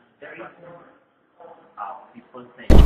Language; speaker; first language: English; non-native, learner; Spanish